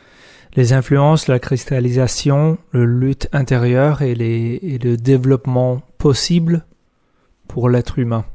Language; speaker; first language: French; non-native, fluent; English